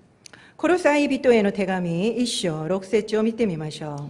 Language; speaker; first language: Japanese; non-native, fluent; Korean